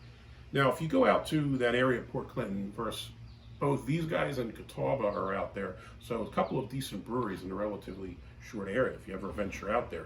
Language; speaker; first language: English; native; English